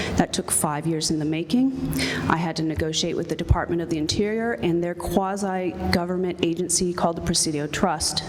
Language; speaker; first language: English; native; English